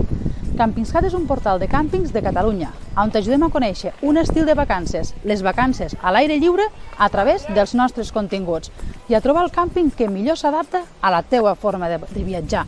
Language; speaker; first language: Catalan; native; Catalan